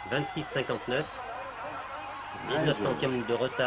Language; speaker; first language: French; native; French